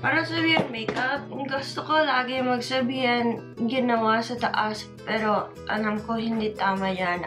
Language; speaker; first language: Filipino; non-native, learner; English